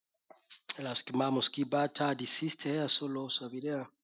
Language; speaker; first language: Danish; non-native, fluent; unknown